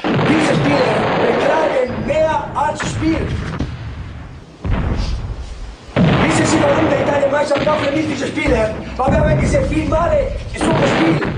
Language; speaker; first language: German; non-native, learner; Italian